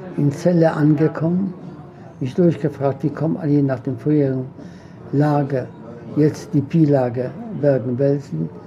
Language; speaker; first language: German; non-native, fluent; Polish